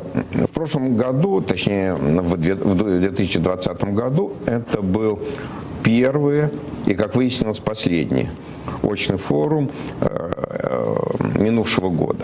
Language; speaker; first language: Russian; native; Russian